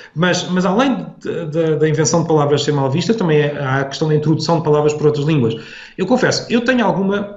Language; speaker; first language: Portuguese; native; Portuguese